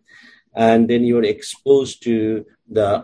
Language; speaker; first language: English; non-native, local second language; Bangla